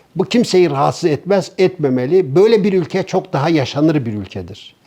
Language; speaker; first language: Turkish; native; Turkish